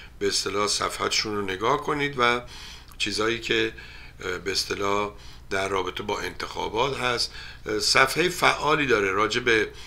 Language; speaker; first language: Persian; native; Persian